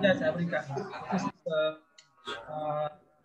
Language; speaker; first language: English; non-native, learner; Indonesian